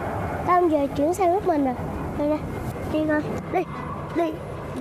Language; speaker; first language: Vietnamese; native; Vietnamese